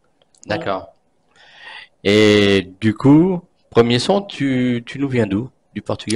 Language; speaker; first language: French; native; French